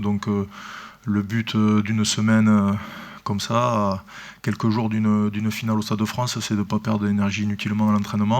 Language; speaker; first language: French; native; French